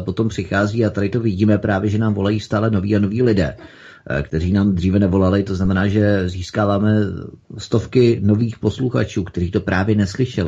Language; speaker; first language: Czech; native; Czech